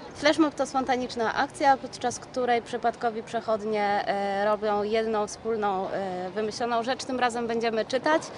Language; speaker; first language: Polish; native; Polish